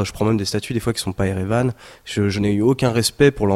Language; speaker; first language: French; native; French